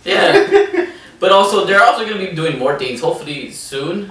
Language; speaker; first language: English; native; English